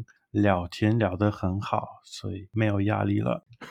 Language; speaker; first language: Chinese; non-native, learner; English